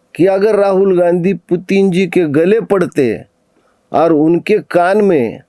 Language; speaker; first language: Hindi; non-native, local second language; Marathi